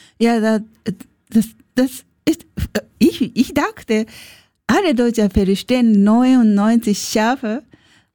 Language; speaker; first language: German; non-native, learner; Japanese